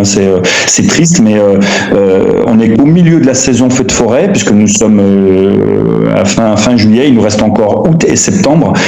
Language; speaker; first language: French; native; French